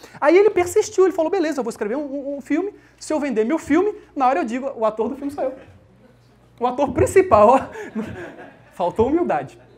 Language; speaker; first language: Portuguese; early bilingual, heritage; Portuguese